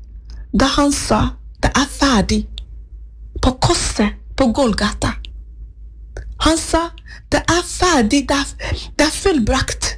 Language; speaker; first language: Norwegian; non-native, fluent; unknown